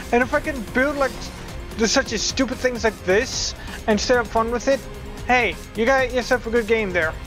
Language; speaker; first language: English; native; English